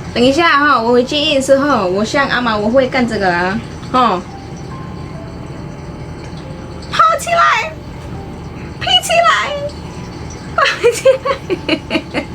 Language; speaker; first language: Chinese; non-native, learner; Indonesian